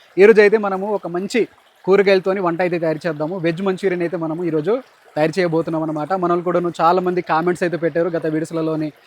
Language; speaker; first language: Telugu; native; Telugu